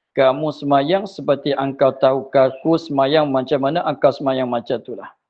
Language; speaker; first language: Malay; native; Malay